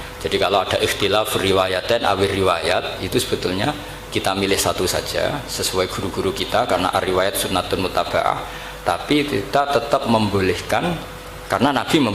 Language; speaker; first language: Indonesian; non-native, local second language; Javanese